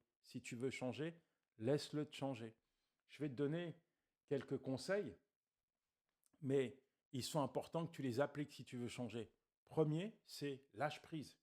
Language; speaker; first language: French; native; French